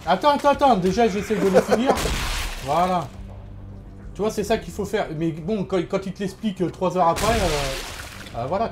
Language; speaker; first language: French; native; French